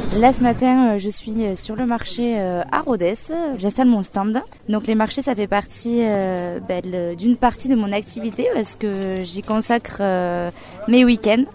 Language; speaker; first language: French; early bilingual, other home language; Spanish